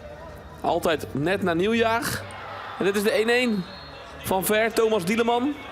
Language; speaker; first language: Dutch; native; Dutch